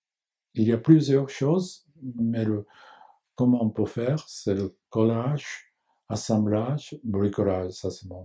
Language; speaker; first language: French; non-native, learner; Japanese